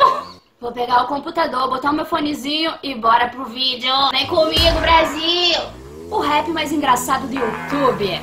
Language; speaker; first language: Portuguese; native; Portuguese